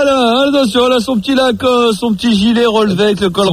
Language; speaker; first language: French; native; French